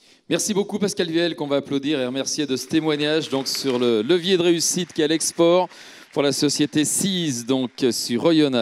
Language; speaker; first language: French; native; French